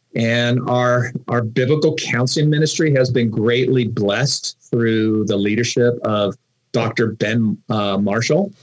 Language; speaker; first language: English; native; English